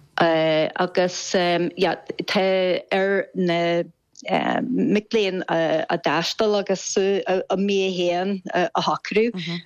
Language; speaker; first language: Irish; non-native, fluent; English